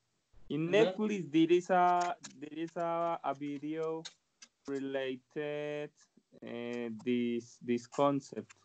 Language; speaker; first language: English; non-native, learner; Spanish